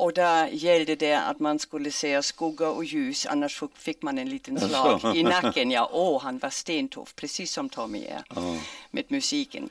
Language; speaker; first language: Swedish; non-native, fluent; German